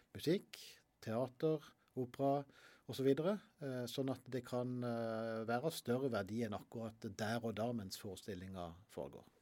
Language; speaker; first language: Norwegian; native; Norwegian